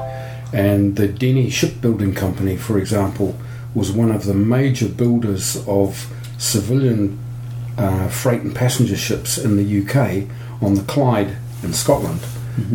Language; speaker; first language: English; native; English